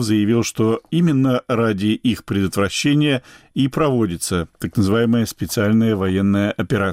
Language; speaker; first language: Russian; native; Russian